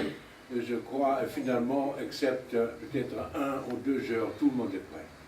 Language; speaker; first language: French; non-native, learner; German